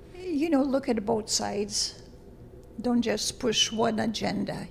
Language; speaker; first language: English; early bilingual, other home language; Lithuanian